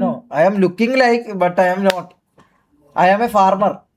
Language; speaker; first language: English; non-native, learner; Malayalam